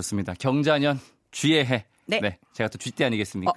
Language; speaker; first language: Korean; native; Korean